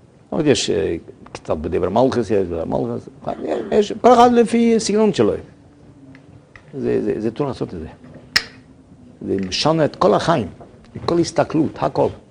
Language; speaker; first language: Hebrew; non-native, fluent; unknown